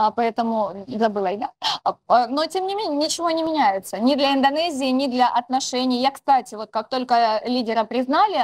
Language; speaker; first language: Russian; native; Russian